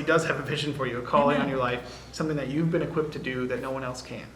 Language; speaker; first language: English; native; English